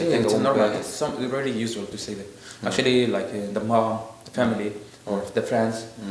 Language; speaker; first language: English; non-native, learner; Korean